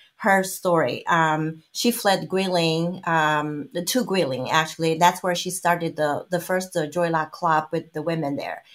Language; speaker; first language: English; non-native, fluent; Chinese